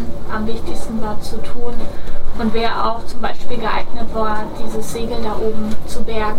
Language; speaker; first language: German; native; German